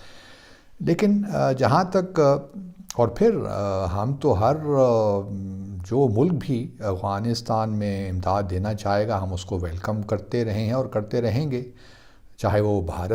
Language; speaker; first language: Urdu; native; Urdu